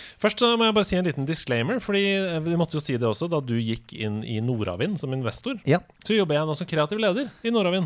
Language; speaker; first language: Norwegian; native; Norwegian